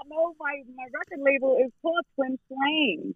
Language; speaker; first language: English; native; English